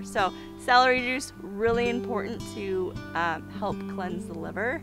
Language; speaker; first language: English; native; English